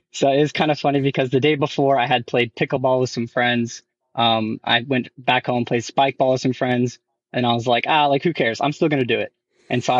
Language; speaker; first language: English; native; English